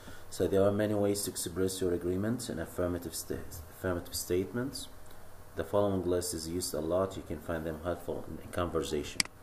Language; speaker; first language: English; non-native, fluent; Arabic